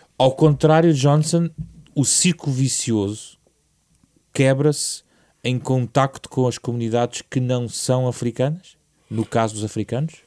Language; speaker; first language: Portuguese; native; Portuguese